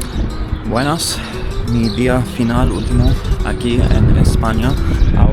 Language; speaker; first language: Spanish; non-native, learner; English